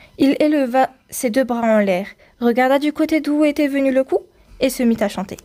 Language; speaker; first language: French; native; French